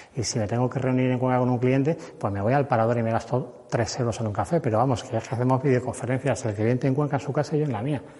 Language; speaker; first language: Spanish; native; Spanish